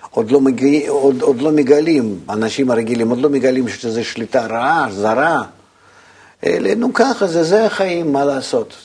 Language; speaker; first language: Hebrew; non-native, fluent; Russian